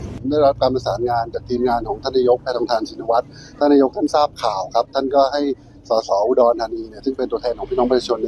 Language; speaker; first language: Thai; native; Thai